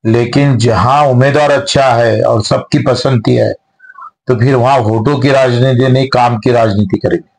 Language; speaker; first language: Hindi; non-native, local second language; Marathi